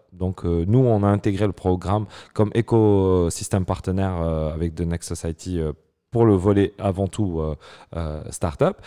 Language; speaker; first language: French; non-native, local second language; Arabic